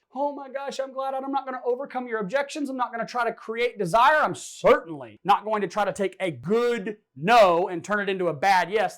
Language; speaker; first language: English; native; English